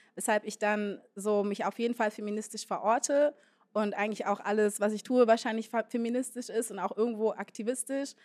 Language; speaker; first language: German; native; German